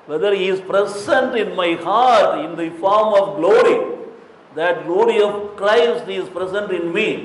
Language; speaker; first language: English; non-native, local second language; Tamil